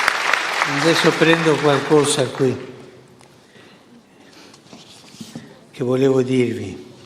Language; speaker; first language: Italian; non-native, fluent; Spanish